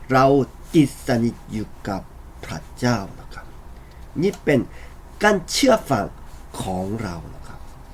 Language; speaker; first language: Thai; non-native, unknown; Korean